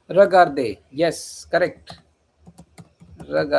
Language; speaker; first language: French; non-native, fluent; Hindi